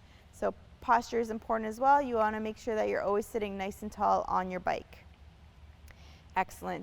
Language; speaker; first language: English; native; English